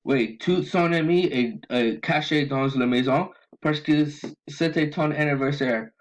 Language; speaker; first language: French; non-native, learner; English